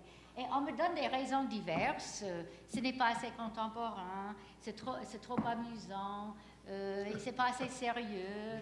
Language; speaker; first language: French; non-native, fluent; English